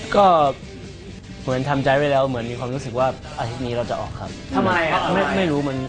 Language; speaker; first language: Thai; early bilingual, other home language; English